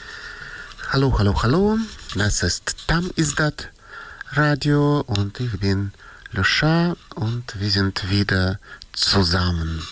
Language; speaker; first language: German; non-native, fluent; Russian